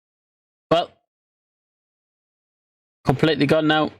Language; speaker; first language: English; native; English